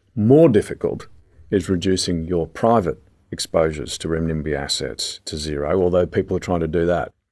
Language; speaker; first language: English; native; English